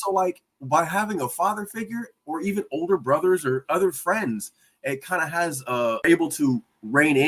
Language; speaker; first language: English; native; English